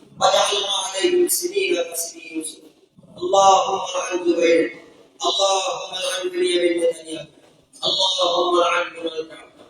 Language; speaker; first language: Arabic; non-native, fluent; Bangla